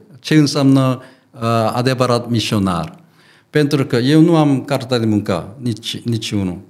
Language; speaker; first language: Romanian; non-native, learner; Korean